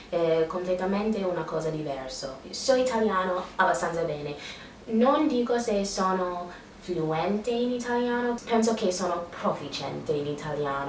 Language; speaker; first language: Italian; non-native, learner; English